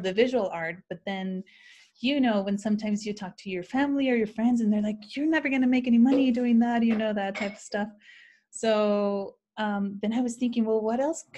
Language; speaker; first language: English; non-native, fluent; Spanish